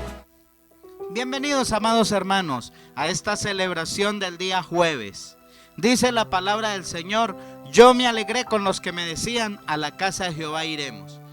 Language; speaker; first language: Spanish; native; Spanish